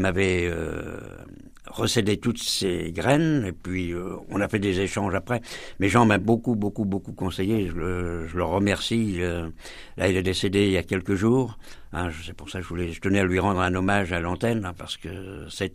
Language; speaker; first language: French; native; French